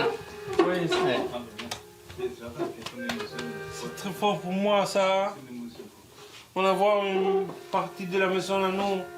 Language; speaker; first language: French; non-native, fluent; Spanish